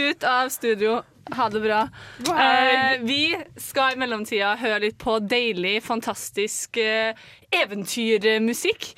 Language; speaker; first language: Norwegian; native; Norwegian